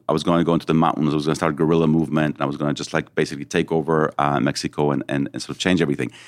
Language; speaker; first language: English; early bilingual, other home language; Hebrew